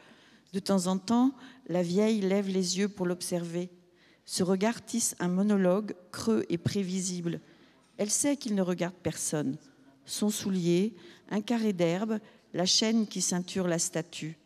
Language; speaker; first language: French; native; French